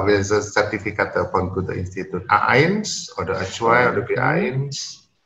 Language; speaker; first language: German; non-native, learner; Indonesian